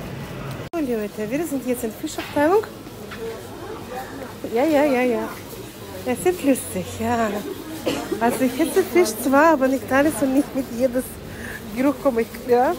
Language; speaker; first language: German; non-native, fluent; Latvian